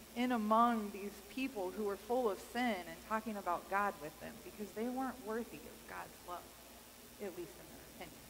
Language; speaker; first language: English; native; English